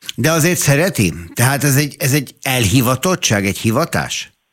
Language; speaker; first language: Hungarian; native; Hungarian